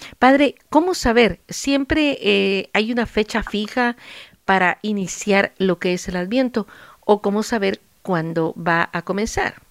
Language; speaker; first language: Spanish; native; Spanish